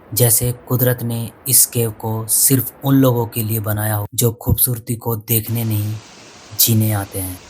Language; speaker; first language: Hindi; native; Hindi